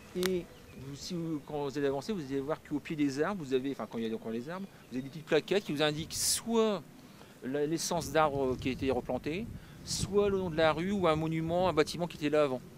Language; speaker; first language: French; native; French